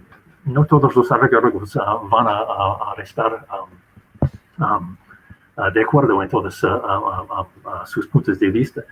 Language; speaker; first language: Spanish; non-native, fluent; English